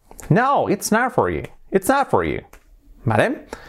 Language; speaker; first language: English; non-native, fluent; Spanish